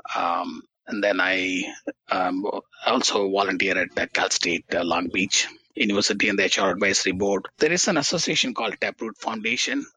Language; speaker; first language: English; non-native, local second language; Tamil